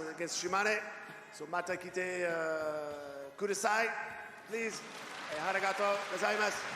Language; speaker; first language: Japanese; non-native, learner; English